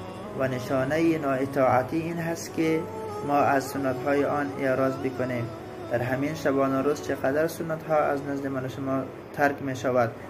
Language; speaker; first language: Persian; native; Persian